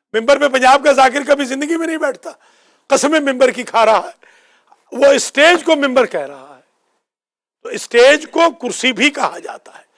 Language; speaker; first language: Urdu; native; Urdu